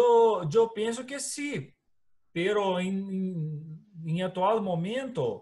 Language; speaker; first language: Spanish; non-native, learner; Portuguese